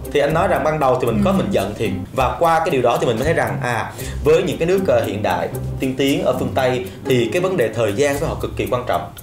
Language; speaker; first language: Vietnamese; native; Vietnamese